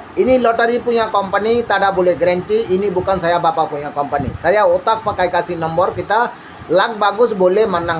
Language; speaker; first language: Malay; non-native, learner; Bangla